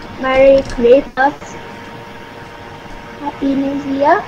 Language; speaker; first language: English; non-native, learner; Vietnamese